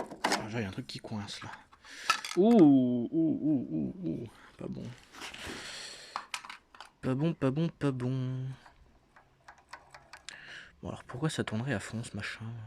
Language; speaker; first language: French; native; French